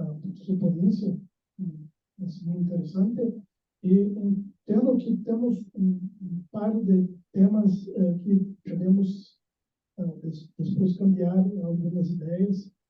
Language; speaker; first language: Spanish; non-native, fluent; Portuguese